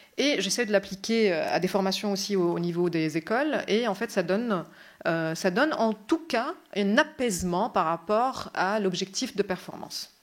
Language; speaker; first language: French; non-native, local second language; Arabic